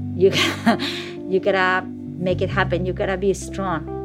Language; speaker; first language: English; non-native, fluent; Spanish